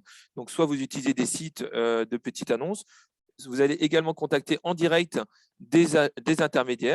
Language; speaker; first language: French; native; French